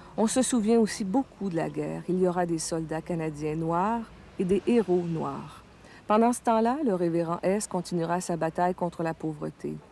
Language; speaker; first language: French; native; French